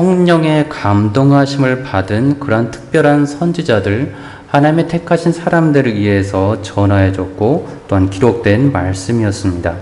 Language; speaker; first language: Korean; native; Korean